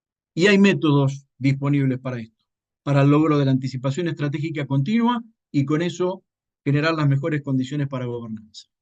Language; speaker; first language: Spanish; native; Spanish